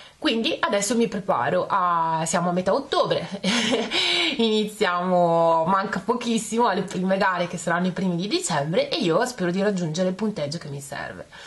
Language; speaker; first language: Italian; native; Italian